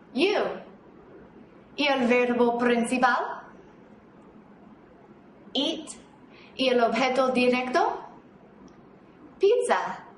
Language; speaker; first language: Spanish; non-native, fluent; English